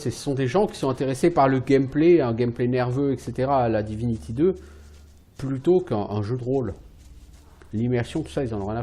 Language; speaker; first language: French; native; French